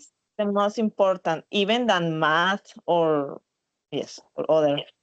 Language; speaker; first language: English; non-native, learner; Spanish